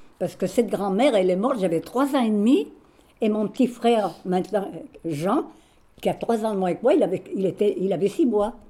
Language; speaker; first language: French; native; French